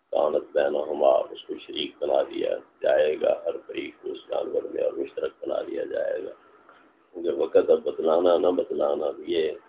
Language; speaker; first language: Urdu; non-native, local second language; Punjabi